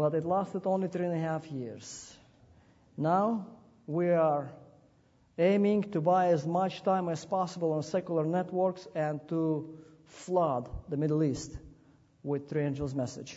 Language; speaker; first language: English; non-native, fluent; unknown